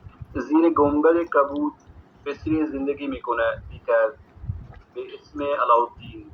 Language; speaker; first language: Persian; non-native, learner; Urdu